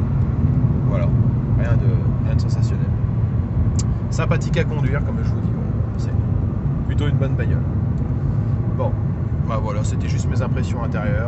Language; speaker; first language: French; native; French